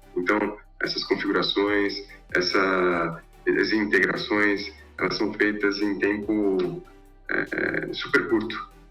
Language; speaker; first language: Portuguese; native; Portuguese